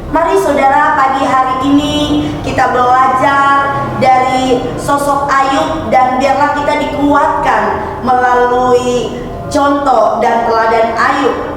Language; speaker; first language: Indonesian; native; Indonesian